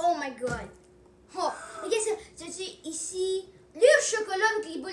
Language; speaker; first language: French; non-native, local second language; English